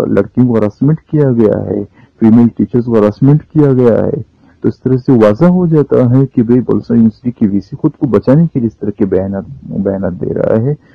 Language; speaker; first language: Urdu; non-native, local second language; Baluchi